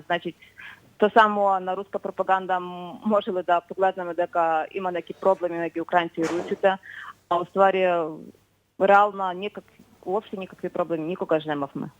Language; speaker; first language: Macedonian; non-native, fluent; Ukrainian